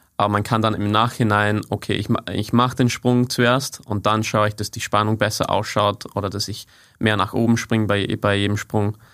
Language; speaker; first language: German; non-native, fluent; English